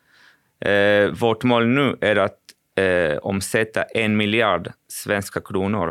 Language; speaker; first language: Swedish; non-native, fluent; Spanish